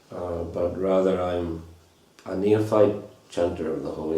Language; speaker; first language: English; non-native, fluent; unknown